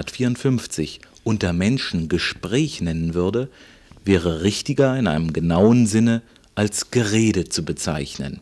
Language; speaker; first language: German; native; German